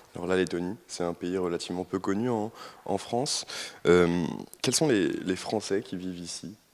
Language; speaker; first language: French; native; French